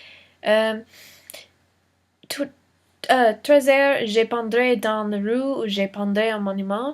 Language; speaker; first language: French; non-native, learner; English